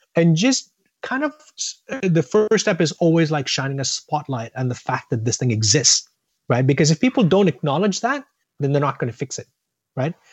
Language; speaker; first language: English; non-native, local second language; Tamil